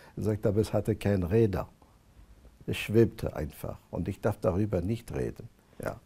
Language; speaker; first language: German; non-native, fluent; Arabic